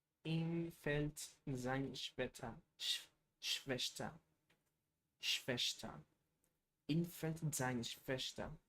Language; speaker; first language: German; non-native, learner; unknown